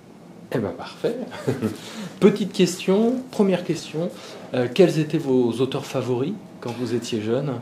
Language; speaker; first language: French; native; French